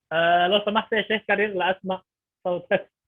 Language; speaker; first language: Arabic; non-native, fluent; Indonesian